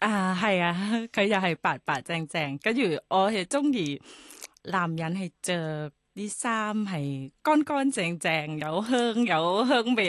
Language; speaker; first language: Cantonese; non-native, fluent; Thai